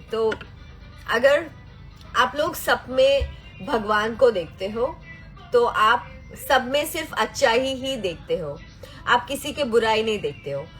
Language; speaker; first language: Hindi; non-native, local second language; Kannada